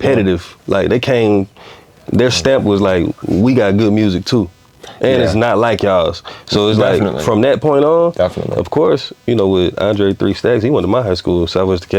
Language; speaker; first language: English; native; English